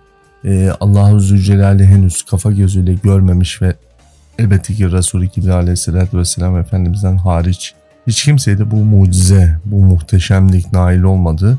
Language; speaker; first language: Turkish; native; Turkish